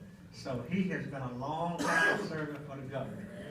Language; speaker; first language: English; native; English